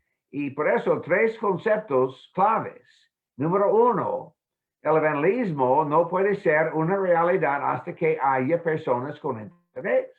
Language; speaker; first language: Spanish; non-native, fluent; English